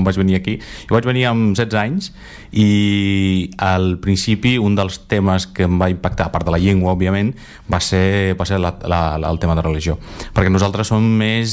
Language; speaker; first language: Catalan; non-native, fluent; Azerbaijani